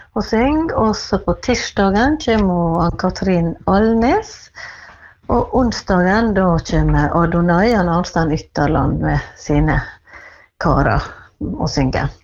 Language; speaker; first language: Norwegian; native; Norwegian